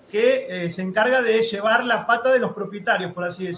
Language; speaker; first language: Spanish; native; Spanish